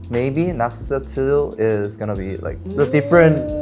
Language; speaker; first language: English; non-native, learner; Korean